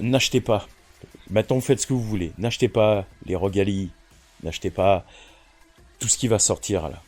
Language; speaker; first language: French; native; French